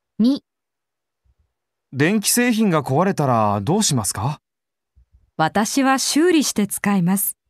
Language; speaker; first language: Japanese; non-native, learner; Filipino